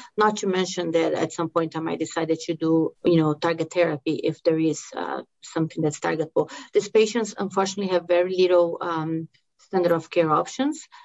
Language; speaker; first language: English; non-native, fluent; Portuguese